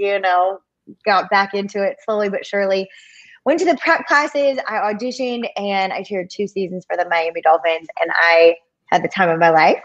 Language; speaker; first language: English; native; English